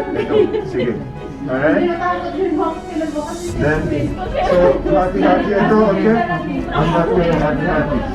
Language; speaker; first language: Filipino; non-native, learner; Arabic